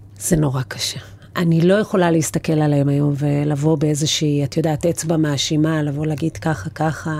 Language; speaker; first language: Hebrew; native; Hebrew